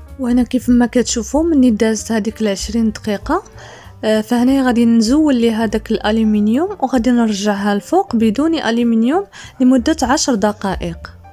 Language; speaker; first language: Arabic; native; Arabic